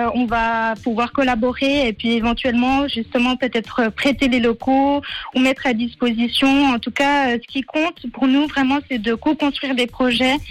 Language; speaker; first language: French; native; French